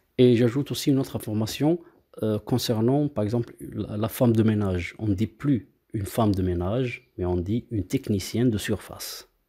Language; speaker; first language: French; non-native, local second language; Arabic